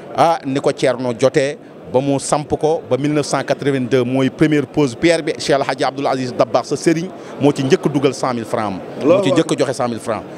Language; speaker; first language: Wolof; non-native, local second language; Fula